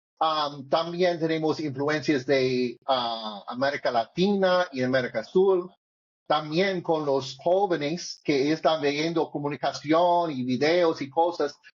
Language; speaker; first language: Spanish; non-native, learner; English